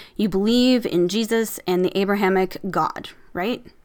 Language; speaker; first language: English; native; English